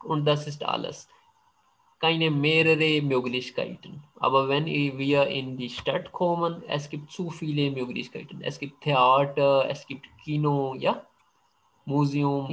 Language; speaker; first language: German; non-native, fluent; Urdu